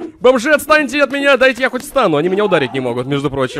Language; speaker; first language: Russian; native; Russian